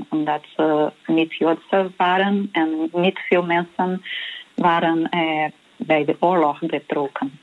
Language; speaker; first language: Dutch; non-native, learner; Portuguese